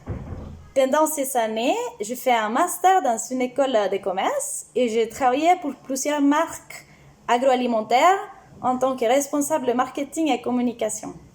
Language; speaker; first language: French; non-native, fluent; Spanish